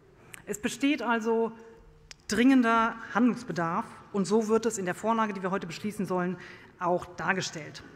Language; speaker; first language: German; native; German